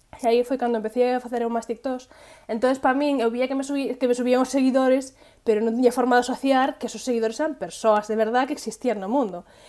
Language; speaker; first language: Galician; native; Galician